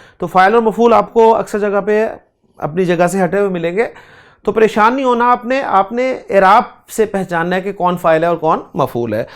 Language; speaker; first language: Urdu; native; Urdu